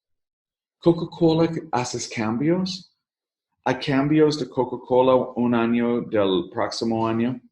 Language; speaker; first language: Spanish; non-native, learner; English